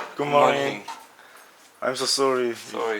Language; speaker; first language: English; non-native, learner; Korean